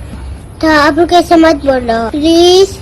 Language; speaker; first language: Hindi; non-native, local second language; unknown